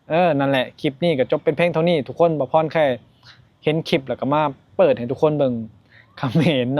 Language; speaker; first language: Thai; non-native, local second language; Lao